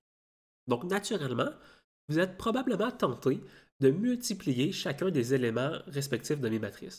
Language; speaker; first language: French; native; French